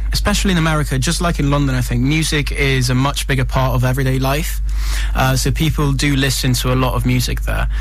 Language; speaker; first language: English; non-native, fluent; Italian